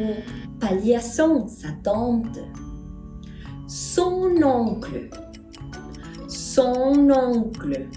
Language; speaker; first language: French; non-native, fluent; Spanish